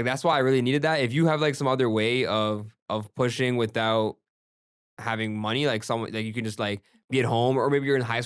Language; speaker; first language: English; early bilingual, other home language; Gujarati